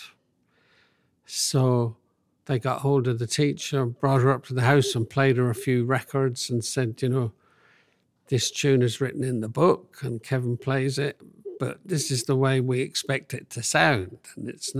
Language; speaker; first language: English; native; English